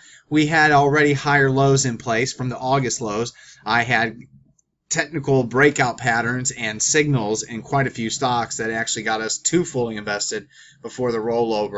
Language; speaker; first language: English; native; English